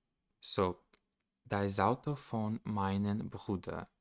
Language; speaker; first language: German; non-native, learner; Portuguese